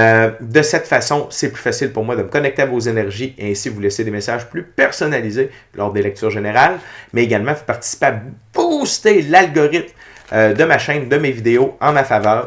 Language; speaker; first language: French; native; French